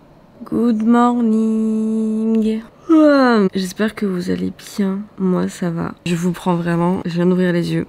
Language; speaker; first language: French; native; French